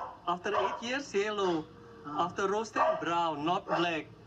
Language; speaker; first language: English; non-native, learner; Indonesian